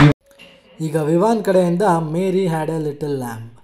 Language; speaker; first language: Kannada; native; Kannada